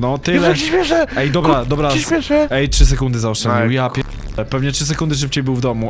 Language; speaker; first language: Polish; native; Polish